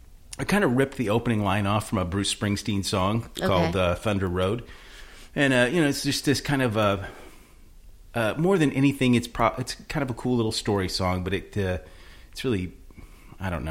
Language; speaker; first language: English; native; English